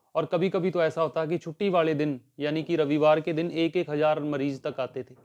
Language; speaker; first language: Hindi; native; Hindi